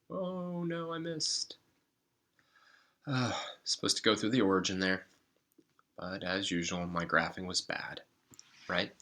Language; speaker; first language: English; native; English